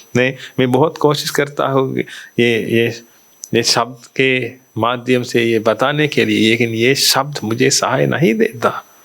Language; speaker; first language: Hindi; non-native, fluent; Sinhala